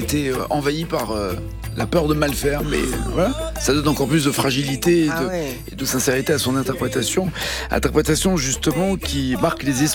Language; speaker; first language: French; native; French